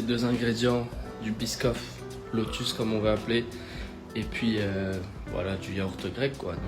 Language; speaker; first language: French; native; French